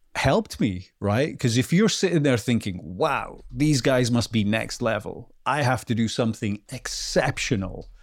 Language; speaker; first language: English; native; English